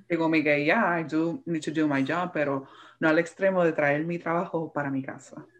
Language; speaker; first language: Spanish; early bilingual, heritage; Spanish